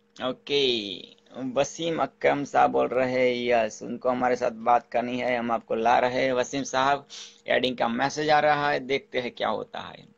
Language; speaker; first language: Hindi; non-native, local second language; Gujarati